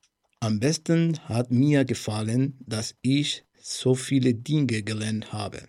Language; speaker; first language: German; non-native, fluent; Spanish